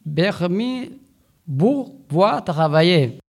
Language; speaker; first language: French; non-native, learner; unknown